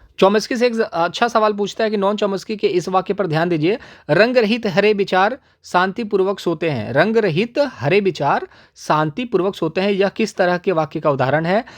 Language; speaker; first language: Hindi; native; Hindi